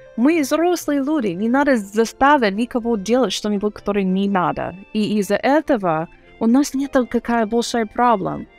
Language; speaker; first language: Russian; non-native, learner; English